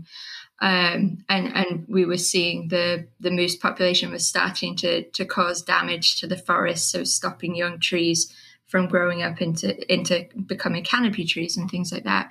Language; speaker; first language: English; native; English